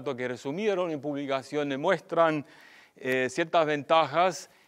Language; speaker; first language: Spanish; non-native, fluent; German